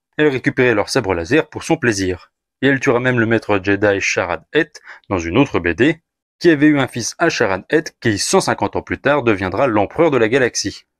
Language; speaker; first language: French; native; French